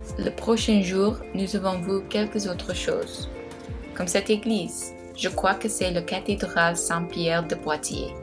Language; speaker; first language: French; non-native, learner; English